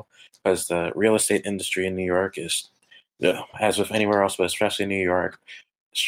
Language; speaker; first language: English; native; English